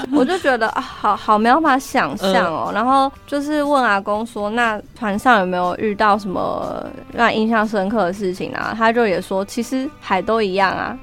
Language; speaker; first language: Chinese; native; Chinese